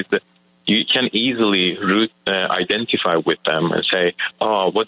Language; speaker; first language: English; non-native, fluent; Persian